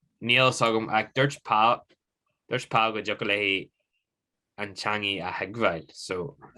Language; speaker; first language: Irish; non-native, local second language; English